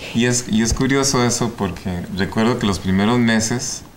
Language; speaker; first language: Spanish; native; Spanish